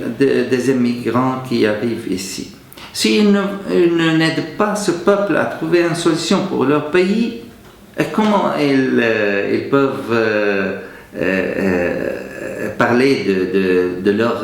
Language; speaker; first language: French; non-native, fluent; Arabic